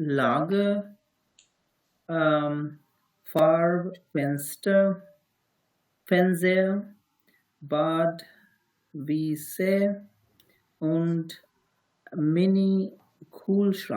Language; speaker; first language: German; non-native, learner; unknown